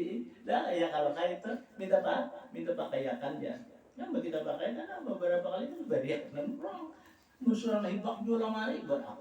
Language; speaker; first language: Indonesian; non-native, local second language; Banjar